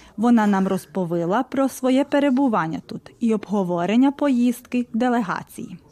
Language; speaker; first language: Ukrainian; early bilingual, heritage; Ukrainian